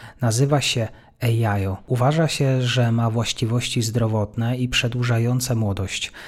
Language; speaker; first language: Polish; native; Polish